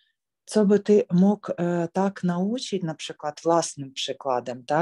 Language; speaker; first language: Polish; non-native, learner; Ukrainian